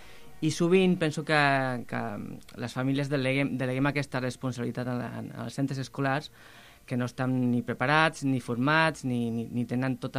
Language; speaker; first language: Catalan; native; Catalan